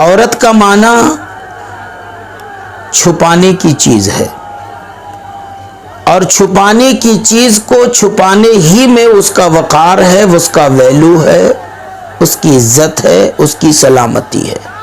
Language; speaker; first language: Urdu; native; Urdu